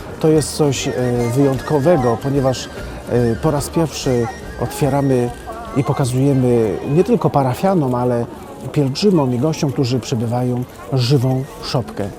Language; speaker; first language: Polish; native; Polish